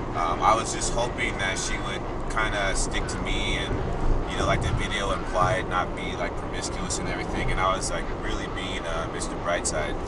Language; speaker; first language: English; native; English